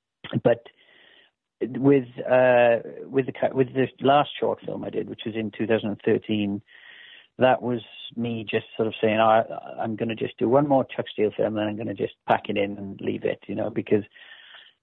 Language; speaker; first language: English; native; English